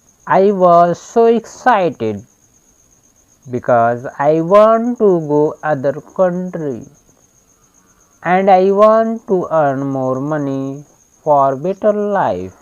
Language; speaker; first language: English; non-native, learner; Hindi